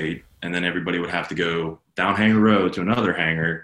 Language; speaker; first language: English; native; English